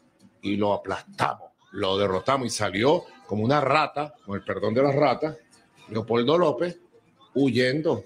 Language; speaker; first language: Spanish; native; Spanish